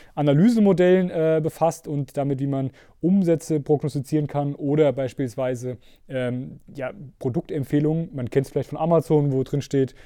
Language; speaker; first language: German; native; German